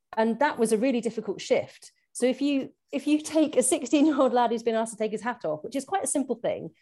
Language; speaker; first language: English; native; English